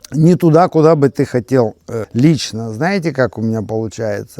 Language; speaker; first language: Russian; native; Russian